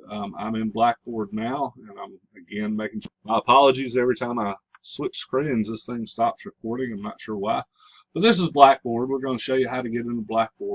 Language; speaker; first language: English; native; English